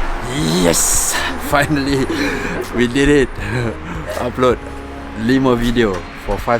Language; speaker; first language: English; non-native, learner; Malay